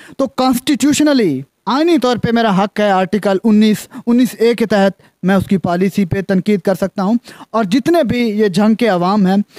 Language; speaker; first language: Urdu; non-native, local second language; Punjabi